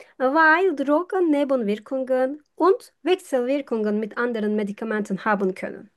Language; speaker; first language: German; non-native, fluent; Turkish